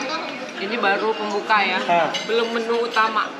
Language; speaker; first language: Indonesian; native; Indonesian